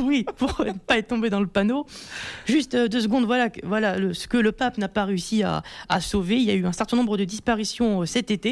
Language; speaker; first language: French; native; French